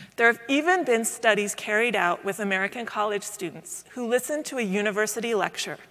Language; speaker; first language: English; native; English